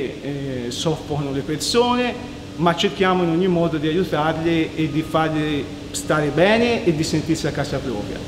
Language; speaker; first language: Italian; native; Italian